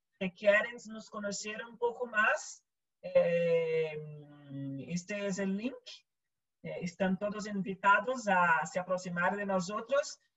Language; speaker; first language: Spanish; non-native, local second language; Portuguese